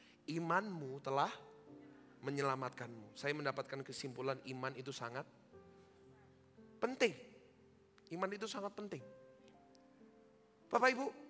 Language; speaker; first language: Indonesian; native; Indonesian